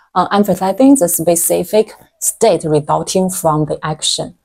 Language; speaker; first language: English; non-native, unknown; Chinese